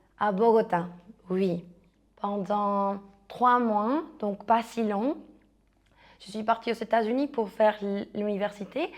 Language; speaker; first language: French; non-native, fluent; Spanish